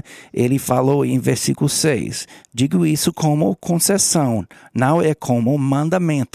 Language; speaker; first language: Portuguese; non-native, learner; English